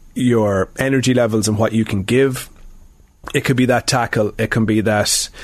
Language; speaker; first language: English; native; English